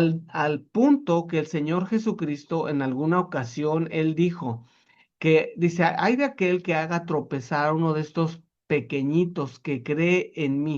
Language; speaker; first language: Spanish; native; Spanish